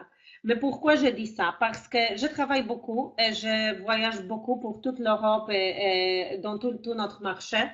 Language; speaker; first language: French; non-native, fluent; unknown